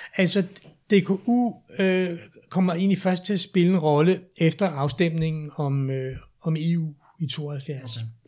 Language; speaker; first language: Danish; native; Danish